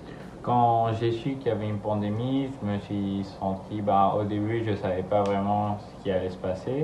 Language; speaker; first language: French; non-native, fluent; Spanish